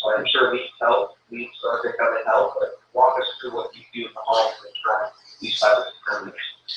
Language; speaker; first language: English; native; English